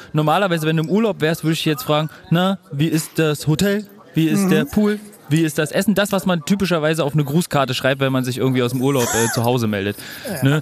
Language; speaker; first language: German; native; German